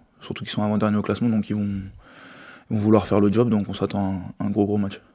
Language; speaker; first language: French; native; French